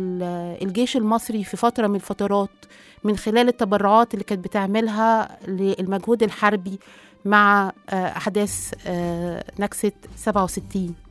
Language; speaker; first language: Arabic; native; Arabic